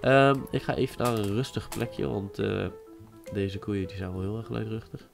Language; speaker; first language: Dutch; native; Dutch